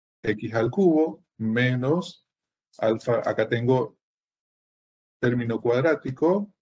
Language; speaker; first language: Spanish; native; Spanish